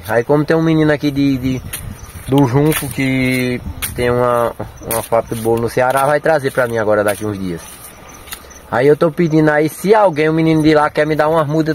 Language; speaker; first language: Portuguese; native; Portuguese